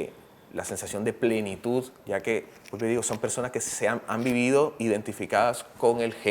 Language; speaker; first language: Spanish; native; Spanish